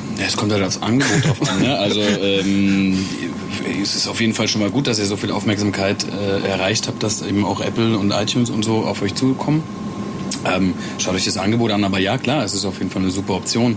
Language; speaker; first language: German; native; German